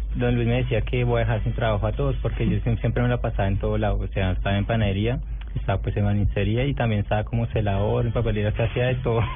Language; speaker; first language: Spanish; native; Spanish